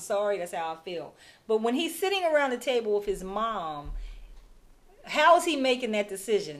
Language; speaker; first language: English; native; English